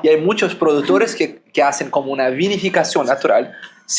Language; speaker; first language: Spanish; non-native, fluent; Portuguese